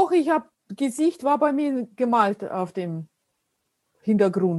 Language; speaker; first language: German; non-native, fluent; Russian